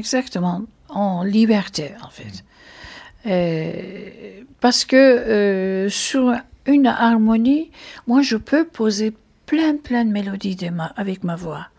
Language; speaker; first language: French; non-native, fluent; Turkish